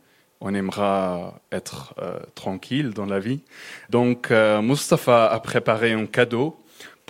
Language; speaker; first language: French; non-native, fluent; Arabic